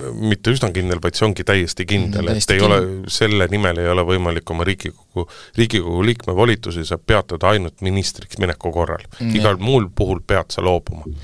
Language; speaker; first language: Estonian; native; Estonian